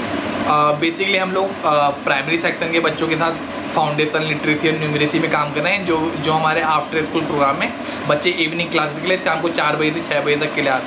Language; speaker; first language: Hindi; native; Hindi